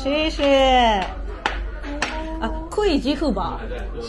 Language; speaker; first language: Chinese; non-native, learner; Japanese